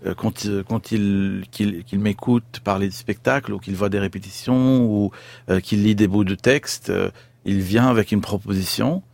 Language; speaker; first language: French; non-native, fluent; Arabic